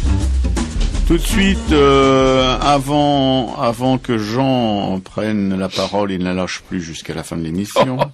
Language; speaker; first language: French; native; French